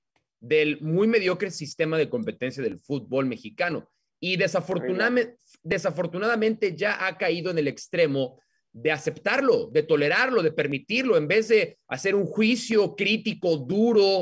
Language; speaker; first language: Spanish; native; Spanish